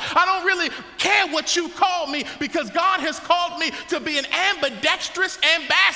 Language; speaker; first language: English; native; English